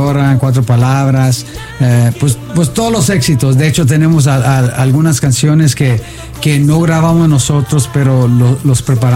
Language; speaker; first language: Spanish; early bilingual, heritage; Spanish